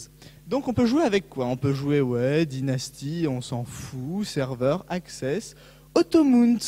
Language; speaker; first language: French; native; French